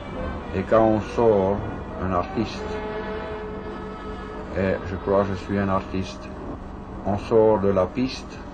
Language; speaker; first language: French; non-native, fluent; German